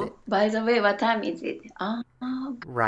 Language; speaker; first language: English; non-native, learner; Japanese